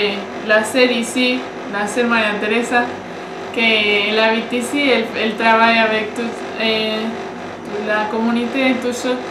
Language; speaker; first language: French; non-native, learner; Spanish